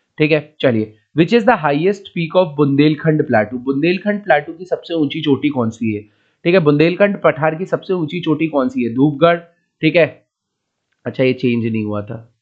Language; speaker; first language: Hindi; native; Hindi